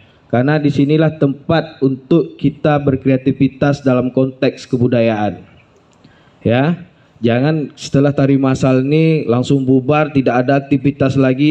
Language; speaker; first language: Indonesian; native; Indonesian